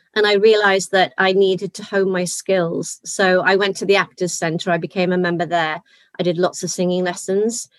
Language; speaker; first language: English; native; English